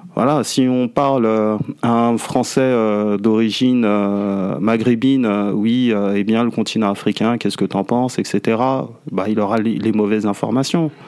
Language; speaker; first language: French; native; French